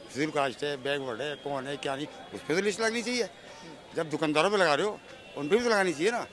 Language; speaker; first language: Hindi; native; Hindi